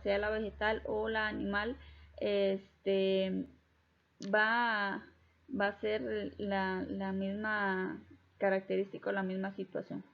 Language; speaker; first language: Spanish; native; Spanish